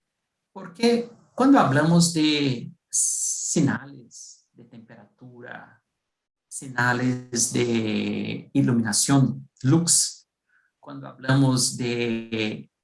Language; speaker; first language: Spanish; non-native, fluent; Portuguese